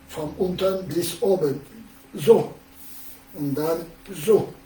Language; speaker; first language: German; non-native, learner; French